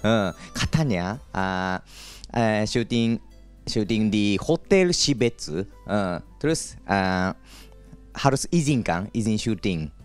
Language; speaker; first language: Indonesian; non-native, fluent; Japanese